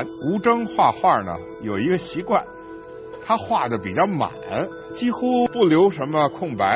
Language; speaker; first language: Chinese; native; Chinese